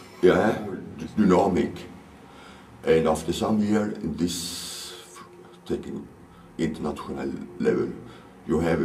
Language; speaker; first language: English; non-native, learner; Swedish